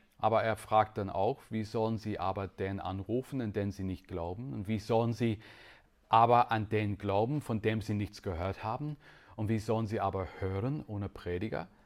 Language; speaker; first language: German; non-native, fluent; English